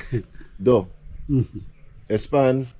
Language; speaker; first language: French; non-native, learner; English